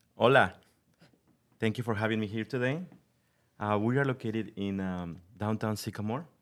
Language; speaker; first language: English; non-native, fluent; Spanish